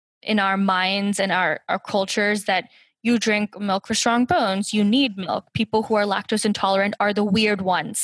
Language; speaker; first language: English; native; English